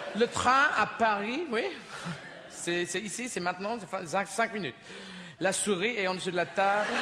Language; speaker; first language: French; non-native, fluent; English